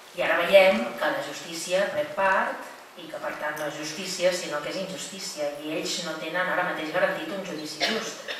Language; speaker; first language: Catalan; native; Catalan